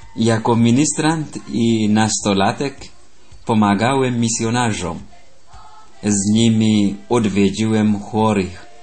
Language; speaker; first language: Polish; non-native, fluent; Amharic